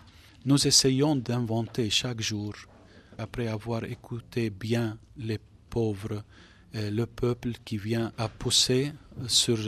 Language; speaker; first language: French; non-native, fluent; Arabic